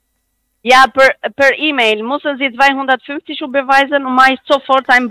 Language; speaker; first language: German; non-native, learner; Spanish